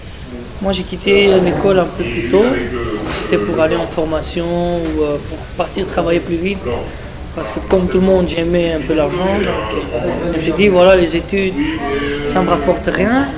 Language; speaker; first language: French; early bilingual, other home language; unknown